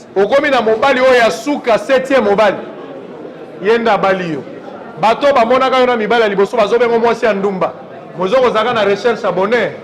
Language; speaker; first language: Lingala; native; Lingala